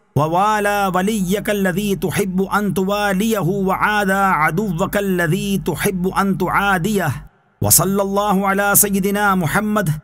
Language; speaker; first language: Arabic; non-native, fluent; Urdu